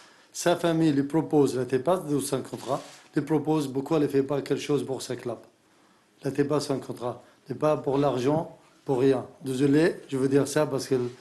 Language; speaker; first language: French; non-native, learner; Arabic